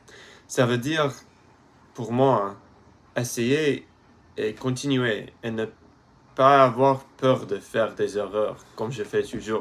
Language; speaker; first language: French; non-native, learner; English